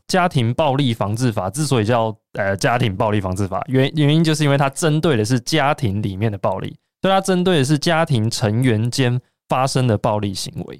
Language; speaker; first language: Chinese; native; Chinese